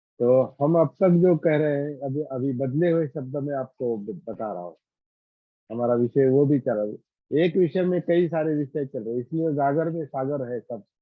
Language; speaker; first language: Hindi; non-native, local second language; Marathi